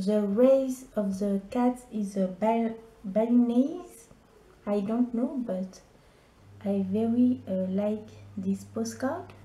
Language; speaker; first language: English; non-native, learner; French